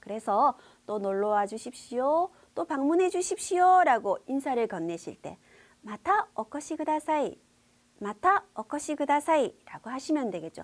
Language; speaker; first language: Korean; native; Korean